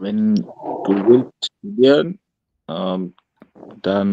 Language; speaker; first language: German; non-native, learner; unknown